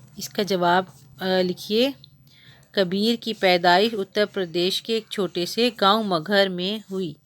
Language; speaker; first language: Urdu; native; Urdu